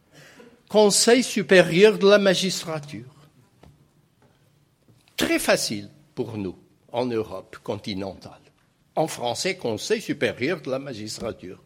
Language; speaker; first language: French; non-native, fluent; Portuguese